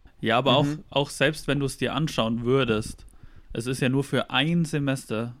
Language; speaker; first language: German; native; German